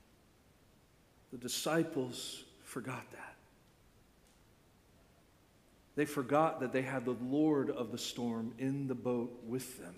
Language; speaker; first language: English; native; English